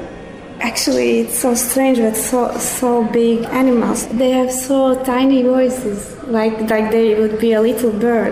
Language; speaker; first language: English; non-native, fluent; Latvian